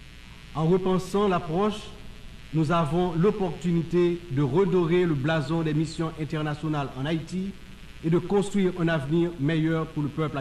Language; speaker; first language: French; non-native, local second language; Haitian Creole